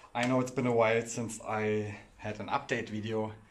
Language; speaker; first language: English; non-native, fluent; German